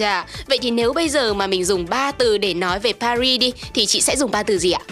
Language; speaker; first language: Vietnamese; native; Vietnamese